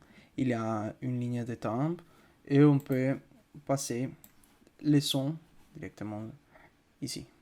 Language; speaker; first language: French; non-native, fluent; Spanish